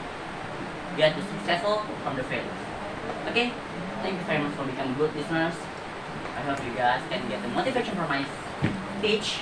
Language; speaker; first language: English; non-native, learner; Indonesian